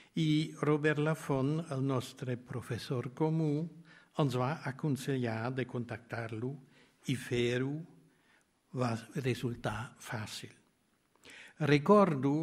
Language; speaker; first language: Catalan; non-native, fluent; German